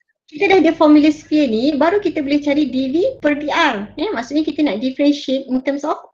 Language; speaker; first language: Malay; native; Malay